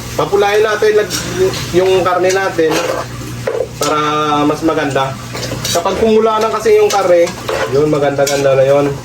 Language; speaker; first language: Filipino; non-native, local second language; Hiligaynon